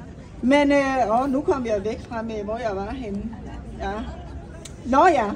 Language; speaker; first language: Danish; non-native, fluent; Persian